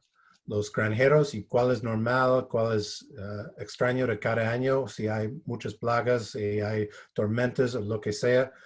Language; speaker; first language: Spanish; non-native, fluent; English